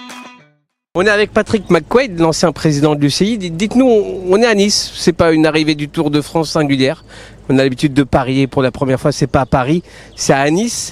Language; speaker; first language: French; native; French